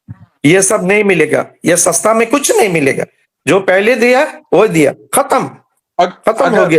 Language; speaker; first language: Hindi; non-native, learner; Bangla